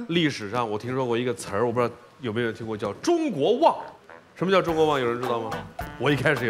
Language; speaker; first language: Chinese; native; Chinese